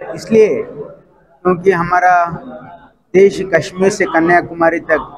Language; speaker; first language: Hindi; non-native, local second language; Kannada